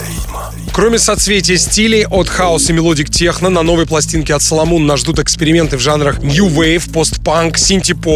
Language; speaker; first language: Russian; native; Russian